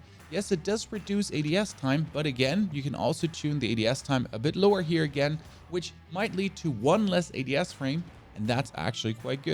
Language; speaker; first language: English; non-native, fluent; German